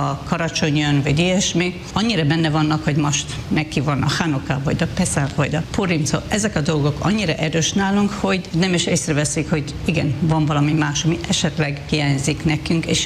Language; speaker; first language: Hungarian; non-native, fluent; Hebrew